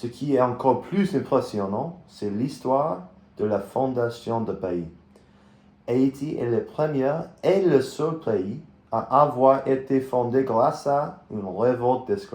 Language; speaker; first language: French; non-native, learner; English